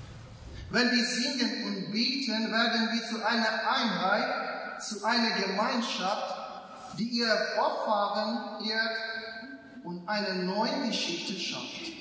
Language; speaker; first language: German; non-native, fluent; Ukrainian